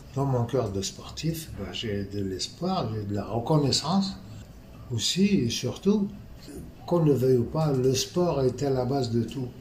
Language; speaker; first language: French; non-native, local second language; Arabic